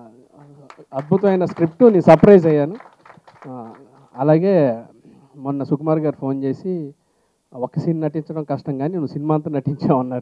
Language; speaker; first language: Telugu; native; Telugu